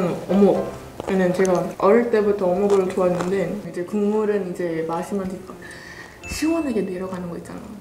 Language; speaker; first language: Korean; early bilingual, other home language; English